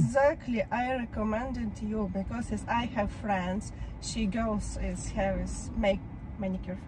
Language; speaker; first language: English; non-native, learner; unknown